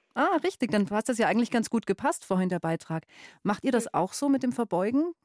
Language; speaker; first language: German; native; German